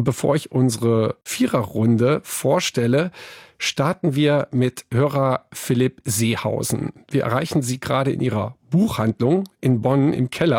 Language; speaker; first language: German; native; German